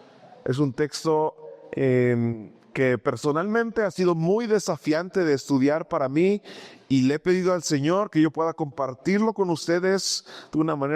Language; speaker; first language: Spanish; native; Spanish